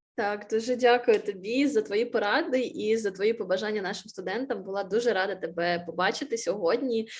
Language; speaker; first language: Ukrainian; native; Ukrainian